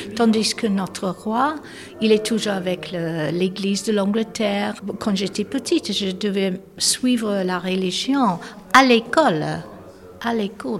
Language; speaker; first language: French; non-native, fluent; English